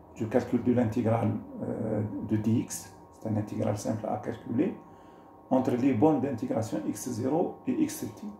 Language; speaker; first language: French; non-native, local second language; Arabic